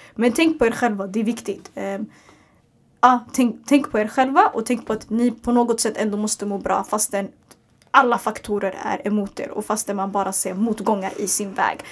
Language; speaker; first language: Swedish; early bilingual, other home language; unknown